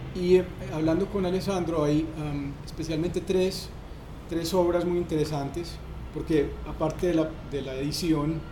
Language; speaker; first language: Spanish; native; Spanish